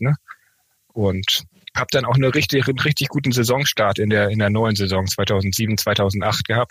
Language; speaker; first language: German; native; German